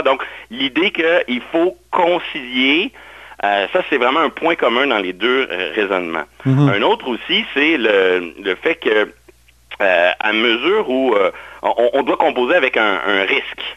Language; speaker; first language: French; native; French